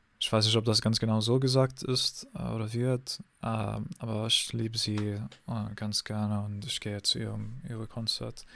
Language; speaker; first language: German; non-native, fluent; English